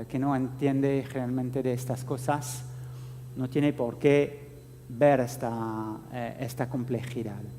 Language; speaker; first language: Spanish; non-native, fluent; French